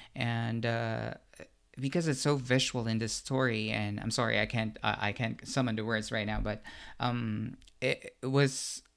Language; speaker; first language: English; non-native, local second language; Filipino